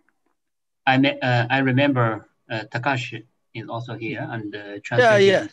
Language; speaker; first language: English; non-native, fluent; Chinese